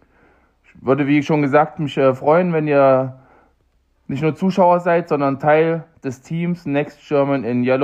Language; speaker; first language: German; native; German